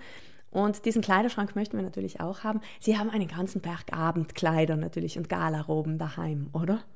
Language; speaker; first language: German; native; German